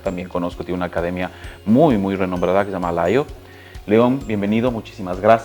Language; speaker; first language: Spanish; native; Spanish